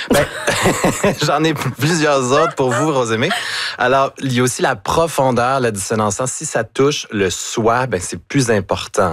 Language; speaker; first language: French; native; French